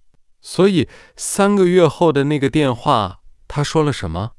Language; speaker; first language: Chinese; non-native, fluent; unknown